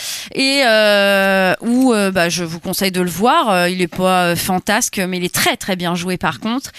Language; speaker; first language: French; native; French